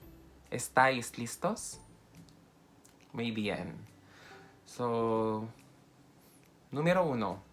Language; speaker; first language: Spanish; non-native, fluent; Filipino